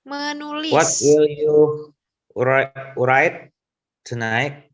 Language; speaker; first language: English; non-native, learner; Indonesian